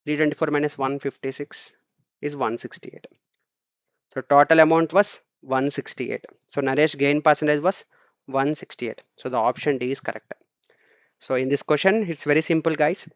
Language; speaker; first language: English; non-native, local second language; Telugu